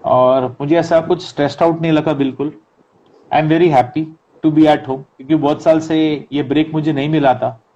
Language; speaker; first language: Hindi; non-native, local second language; Marathi